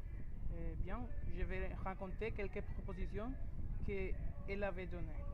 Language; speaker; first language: French; non-native, learner; Spanish